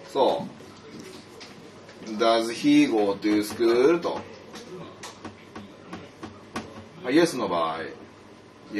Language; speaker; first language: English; non-native, fluent; Japanese